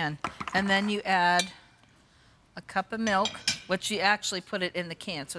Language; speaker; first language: English; native; English